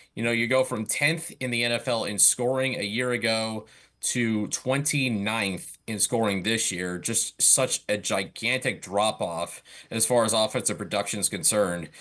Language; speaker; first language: English; native; English